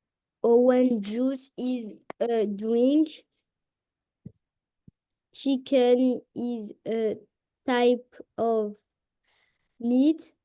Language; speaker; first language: English; non-native, learner; French